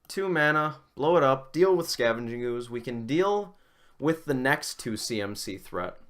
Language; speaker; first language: English; native; English